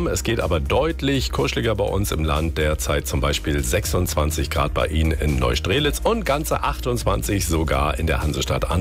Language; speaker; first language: German; native; German